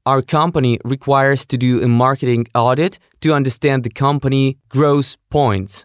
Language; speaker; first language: English; non-native, fluent; Russian